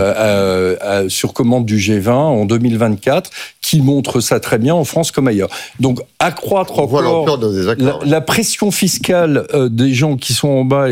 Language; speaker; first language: French; native; French